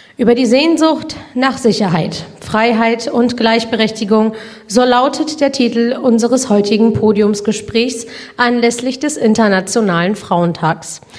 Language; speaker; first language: German; native; German